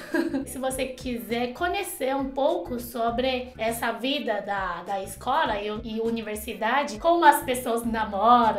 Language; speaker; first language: Portuguese; non-native, fluent; Chinese